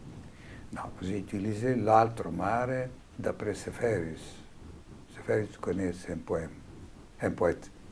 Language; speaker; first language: French; non-native, fluent; Greek